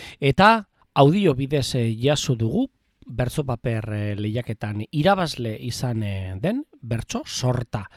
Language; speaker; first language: Basque; native; Basque